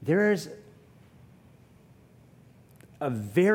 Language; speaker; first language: English; native; English